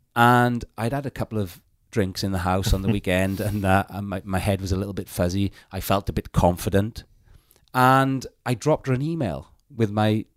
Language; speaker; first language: English; native; English